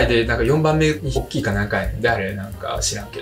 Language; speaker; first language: Japanese; early bilingual, other home language; Russian